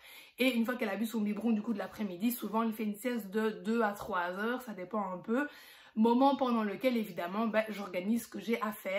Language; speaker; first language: French; native; French